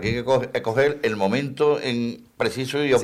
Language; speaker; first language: Spanish; native; Spanish